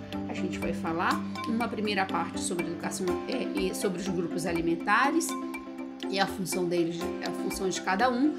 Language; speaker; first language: Portuguese; native; Portuguese